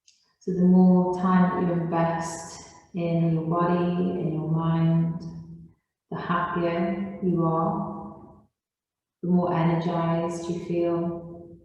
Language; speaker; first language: English; native; English